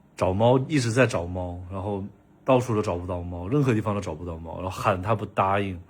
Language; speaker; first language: Chinese; native; Chinese